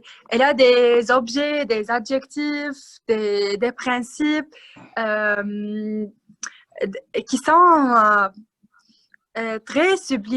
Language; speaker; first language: French; non-native, learner; Arabic